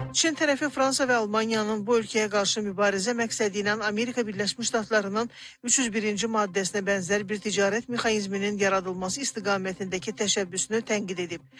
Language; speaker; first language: Azerbaijani; native; Azerbaijani